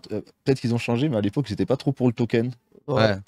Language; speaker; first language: French; native; French